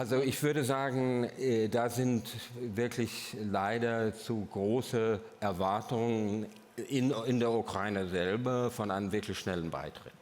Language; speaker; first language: German; non-native, fluent; English